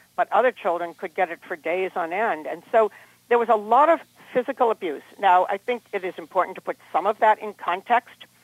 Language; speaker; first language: English; native; English